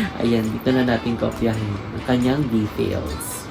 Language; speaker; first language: Filipino; native; Filipino